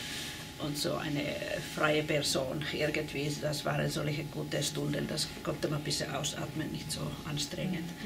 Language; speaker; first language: German; non-native, fluent; Finnish